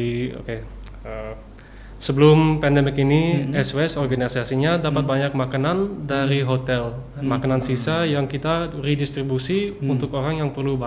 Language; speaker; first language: Indonesian; early bilingual, other home language; English